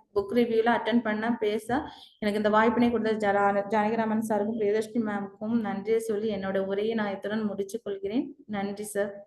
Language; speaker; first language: Tamil; non-native, local second language; Malayalam